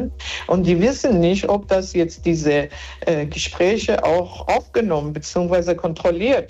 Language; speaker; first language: German; non-native, fluent; Persian